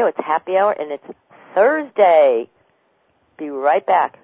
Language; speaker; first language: English; native; English